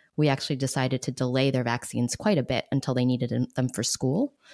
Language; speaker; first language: English; native; English